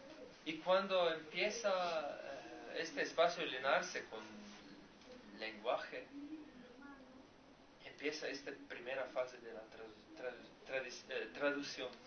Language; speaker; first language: Spanish; non-native, learner; Slovenian